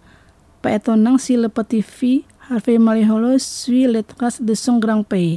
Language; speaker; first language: French; non-native, fluent; Indonesian